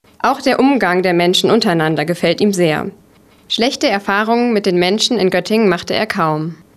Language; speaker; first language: German; native; German